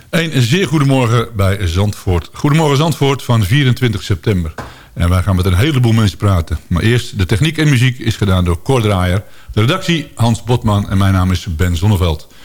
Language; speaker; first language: Dutch; native; Dutch